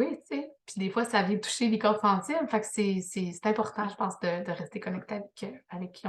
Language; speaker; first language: French; native; French